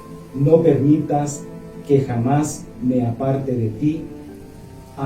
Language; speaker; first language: Spanish; native; Spanish